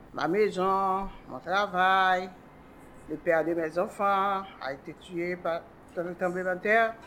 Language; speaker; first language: French; non-native, local second language; Haitian Creole